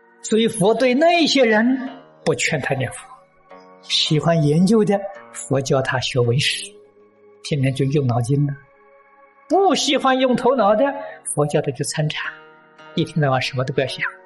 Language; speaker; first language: Chinese; native; Chinese